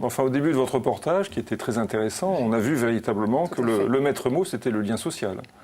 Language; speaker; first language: French; native; French